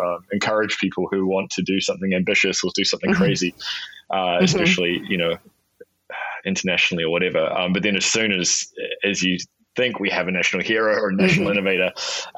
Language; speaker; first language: English; native; English